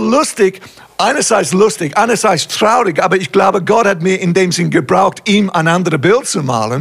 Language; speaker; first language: German; non-native, fluent; English